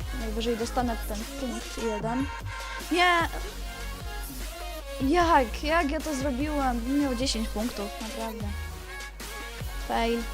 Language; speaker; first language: Polish; native; Polish